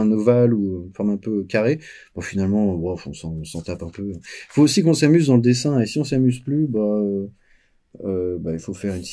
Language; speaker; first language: French; native; French